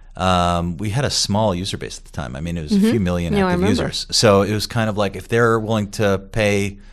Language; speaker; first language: English; native; English